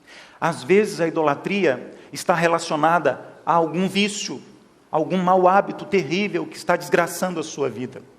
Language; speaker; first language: Portuguese; native; Portuguese